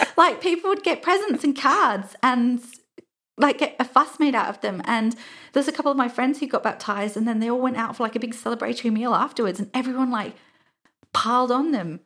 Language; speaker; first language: English; native; English